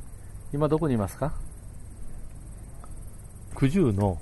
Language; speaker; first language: Japanese; native; Japanese